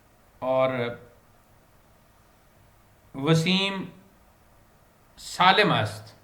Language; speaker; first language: Persian; non-native, fluent; Urdu